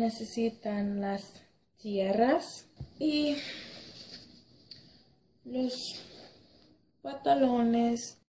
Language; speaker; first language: Spanish; non-native, learner; English